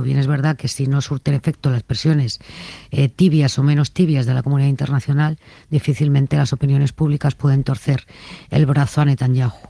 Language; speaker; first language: Spanish; native; Spanish